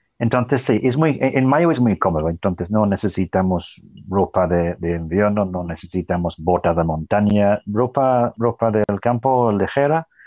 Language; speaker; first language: Spanish; non-native, fluent; English